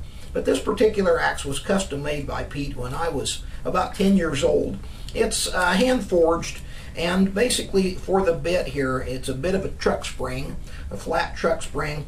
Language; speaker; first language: English; native; English